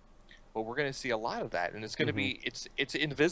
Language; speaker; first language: English; native; English